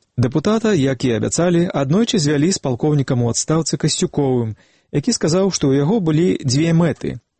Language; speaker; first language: Belarusian; native; Belarusian